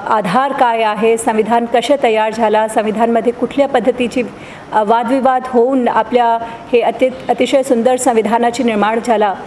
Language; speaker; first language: Marathi; non-native, local second language; Hindi